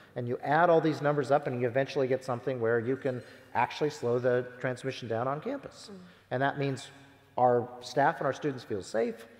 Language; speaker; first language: English; native; English